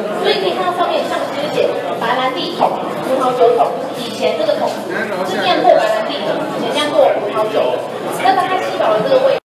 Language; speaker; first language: Chinese; native; Chinese